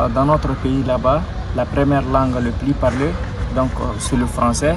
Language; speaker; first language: French; non-native, local second language; Arabic